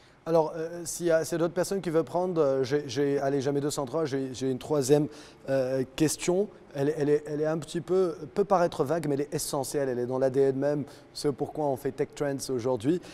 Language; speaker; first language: French; non-native, local second language; Arabic